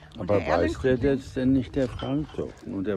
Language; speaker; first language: German; native; German